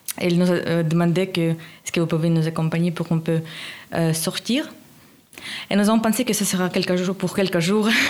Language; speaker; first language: French; non-native, learner; Russian